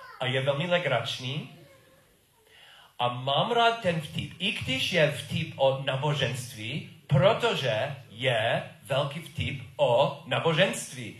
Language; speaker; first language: Czech; non-native, learner; English